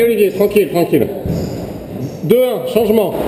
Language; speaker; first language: French; native; French